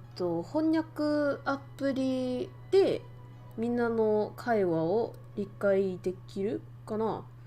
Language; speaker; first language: Japanese; non-native, fluent; Vietnamese